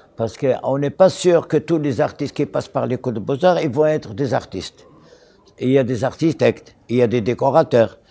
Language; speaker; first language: French; non-native, local second language; Arabic